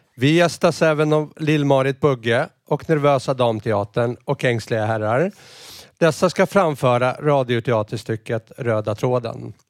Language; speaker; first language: Swedish; native; Swedish